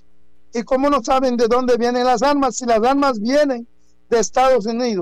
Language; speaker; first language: Spanish; non-native, fluent; Haitian Creole